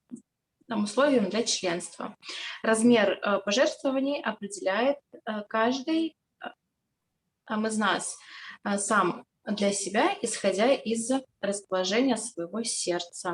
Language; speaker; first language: Russian; native; Russian